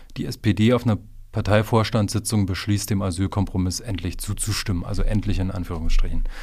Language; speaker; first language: German; native; German